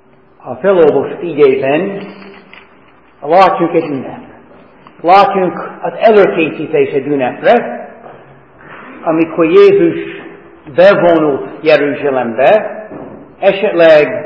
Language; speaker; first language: Hungarian; non-native, fluent; English